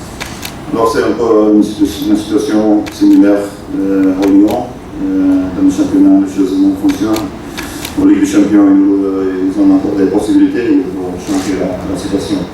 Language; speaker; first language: French; non-native, fluent; Portuguese